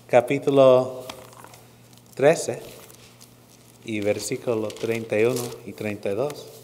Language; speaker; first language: Spanish; non-native, fluent; English